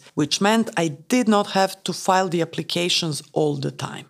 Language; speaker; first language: English; non-native, fluent; Romanian